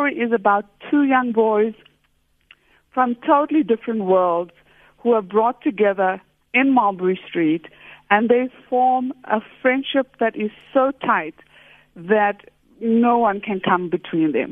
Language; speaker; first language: English; native; English